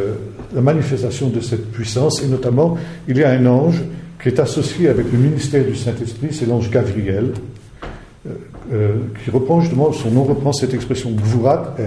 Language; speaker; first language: French; native; French